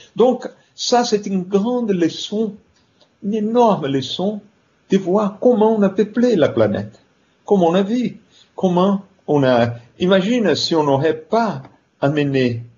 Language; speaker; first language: French; non-native, fluent; Portuguese